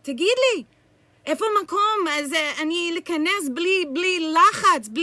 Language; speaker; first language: Hebrew; non-native, learner; English